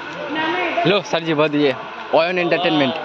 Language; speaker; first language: Hindi; non-native, local second language; Bangla